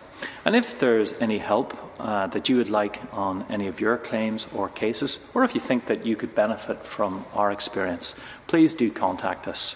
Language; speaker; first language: English; native; English